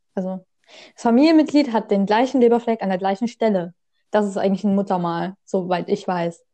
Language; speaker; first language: German; native; German